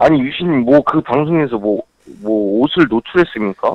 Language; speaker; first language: Korean; native; Korean